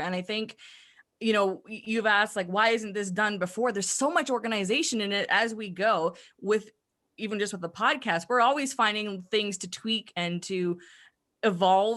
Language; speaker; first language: English; native; English